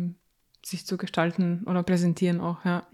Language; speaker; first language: German; native; German